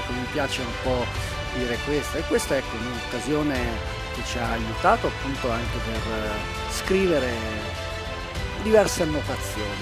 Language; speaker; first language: Italian; native; Italian